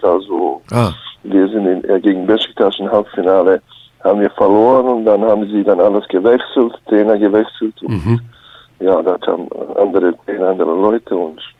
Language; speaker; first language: German; early bilingual, other home language; Bosnian